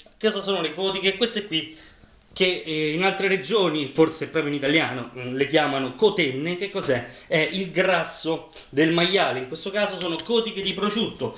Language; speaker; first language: Italian; native; Italian